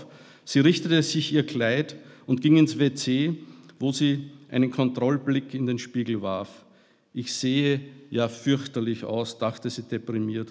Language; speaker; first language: German; native; German